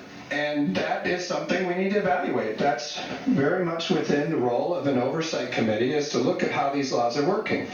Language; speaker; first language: English; native; English